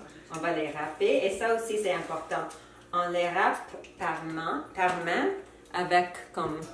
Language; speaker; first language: French; non-native, fluent; English